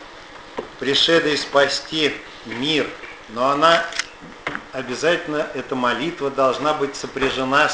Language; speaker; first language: Russian; native; Russian